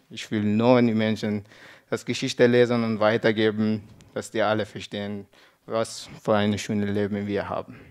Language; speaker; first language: German; non-native, learner; Persian